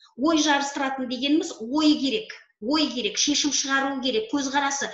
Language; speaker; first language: Kazakh; native; Kazakh